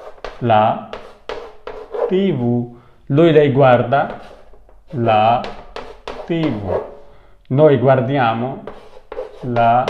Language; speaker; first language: Italian; non-native, fluent; Urdu